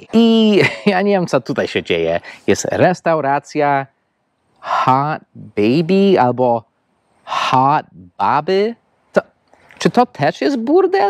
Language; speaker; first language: Polish; non-native, fluent; English